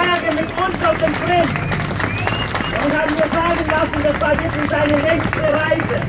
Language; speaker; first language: German; non-native, fluent; Russian